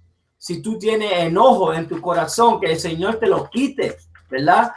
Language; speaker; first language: Spanish; early bilingual, heritage; English